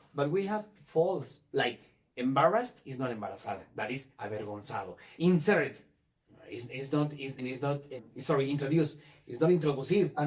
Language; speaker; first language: English; non-native, fluent; Spanish